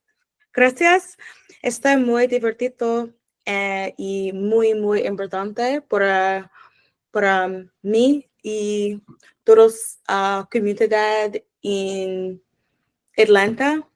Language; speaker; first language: Spanish; non-native, learner; English